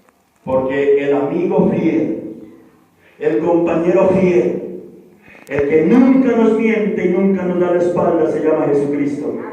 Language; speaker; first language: Spanish; native; Spanish